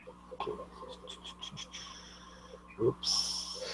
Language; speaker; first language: English; non-native, learner; Portuguese